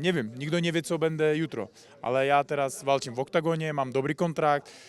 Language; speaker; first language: Polish; non-native, learner; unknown